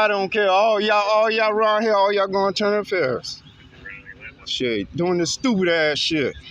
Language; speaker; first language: English; native; English